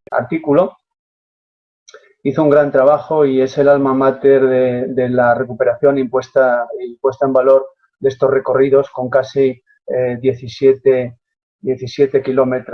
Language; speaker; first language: Spanish; native; Spanish